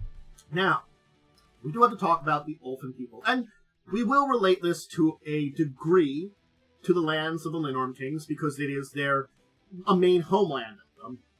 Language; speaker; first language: English; native; English